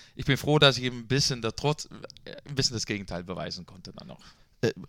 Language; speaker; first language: German; non-native, fluent; Dutch